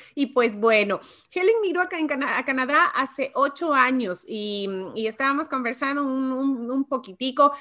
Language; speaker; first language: Spanish; native; Spanish